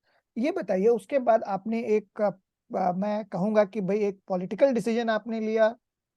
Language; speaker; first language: Hindi; native; Hindi